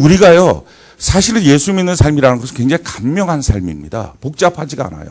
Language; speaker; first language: Korean; native; Korean